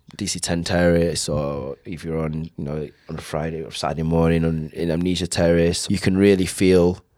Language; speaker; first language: English; native; English